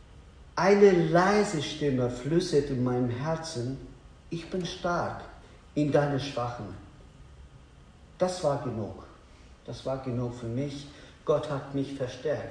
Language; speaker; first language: German; non-native, learner; Azerbaijani